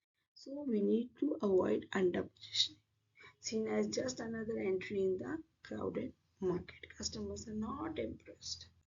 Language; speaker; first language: English; non-native, local second language; Hindi